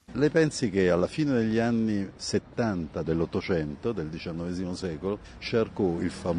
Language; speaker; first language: Italian; native; Italian